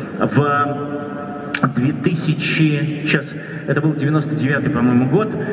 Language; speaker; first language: Russian; native; Russian